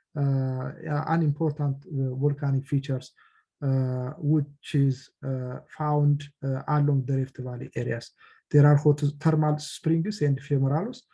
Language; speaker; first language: English; non-native, local second language; Amharic